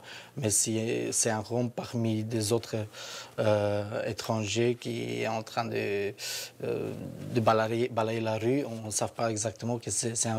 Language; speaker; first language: French; non-native, fluent; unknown